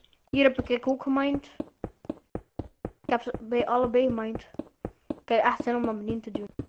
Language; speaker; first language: Dutch; native; Dutch